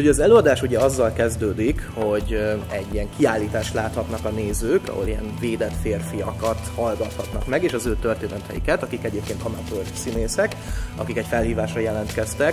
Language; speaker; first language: Hungarian; native; Hungarian